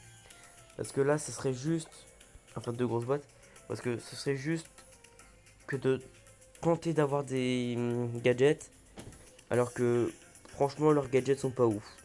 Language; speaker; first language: French; native; French